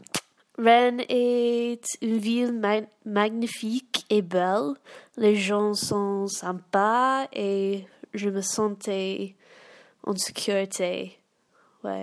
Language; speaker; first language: French; non-native, learner; English